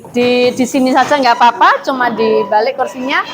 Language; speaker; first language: Indonesian; native; Indonesian